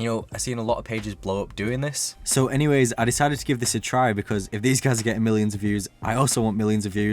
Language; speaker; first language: English; native; English